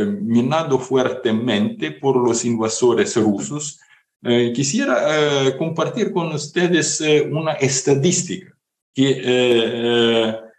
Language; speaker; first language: Spanish; non-native, fluent; Ukrainian